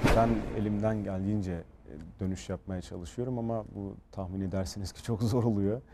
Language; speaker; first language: Turkish; early bilingual, heritage; Turkish